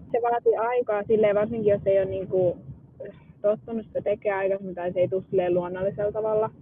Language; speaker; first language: Finnish; early bilingual, other home language; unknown